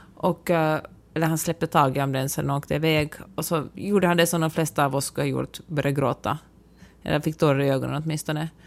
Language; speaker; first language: Swedish; native; Swedish